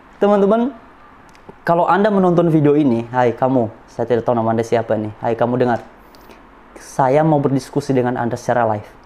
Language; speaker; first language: Indonesian; non-native, local second language; Nias